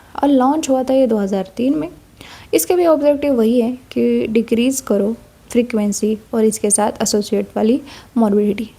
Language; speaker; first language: Hindi; non-native, local second language; Marathi